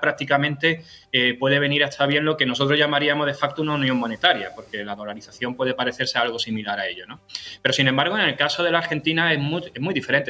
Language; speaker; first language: Spanish; native; Spanish